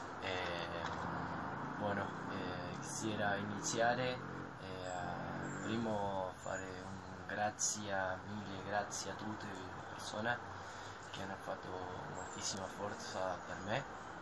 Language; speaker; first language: Italian; non-native, learner; Spanish